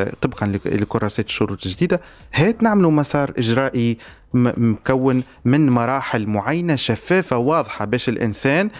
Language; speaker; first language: Arabic; native; Arabic